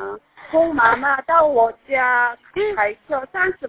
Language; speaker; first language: Chinese; non-native, learner; Korean